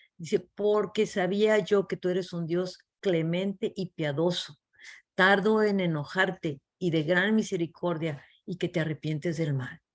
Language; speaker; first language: Spanish; early bilingual, heritage; English